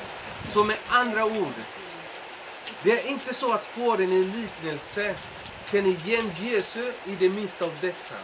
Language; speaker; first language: Swedish; non-native, fluent; Spanish